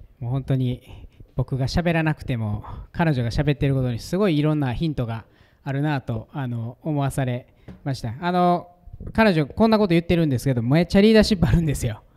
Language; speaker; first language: Japanese; native; Japanese